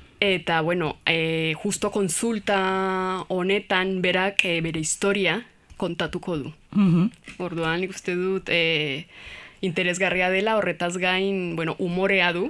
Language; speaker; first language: Basque; non-native, learner; Spanish